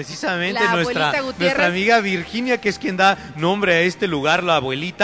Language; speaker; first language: Spanish; native; Spanish